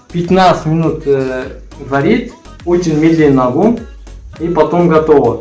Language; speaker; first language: Russian; non-native, learner; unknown